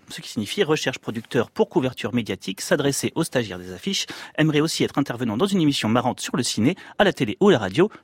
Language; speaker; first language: French; native; French